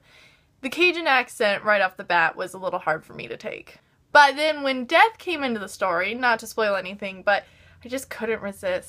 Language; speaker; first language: English; native; English